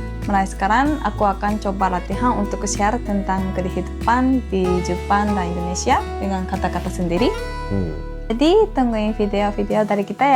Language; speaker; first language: Indonesian; non-native, fluent; Japanese